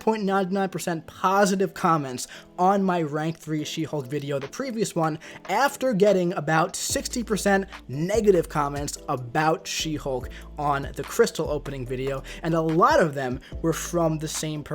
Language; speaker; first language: English; native; English